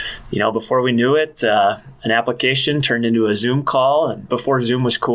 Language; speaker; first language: English; native; English